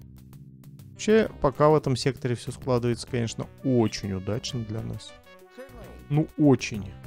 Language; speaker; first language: Russian; native; Russian